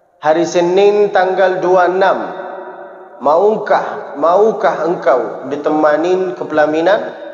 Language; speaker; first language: Malay; early bilingual, heritage; Malay